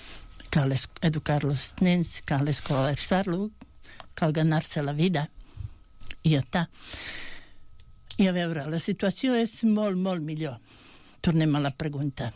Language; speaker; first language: Catalan; non-native, fluent; Bosnian